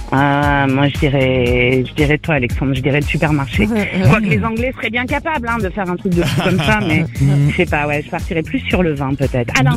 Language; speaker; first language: French; native; French